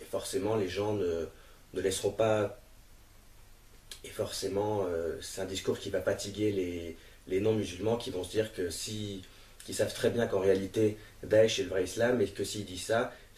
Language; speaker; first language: French; native; French